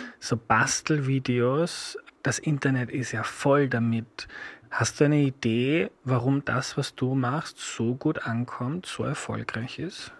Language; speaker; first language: German; native; German